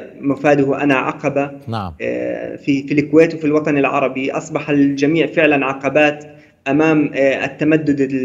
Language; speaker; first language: Arabic; native; Arabic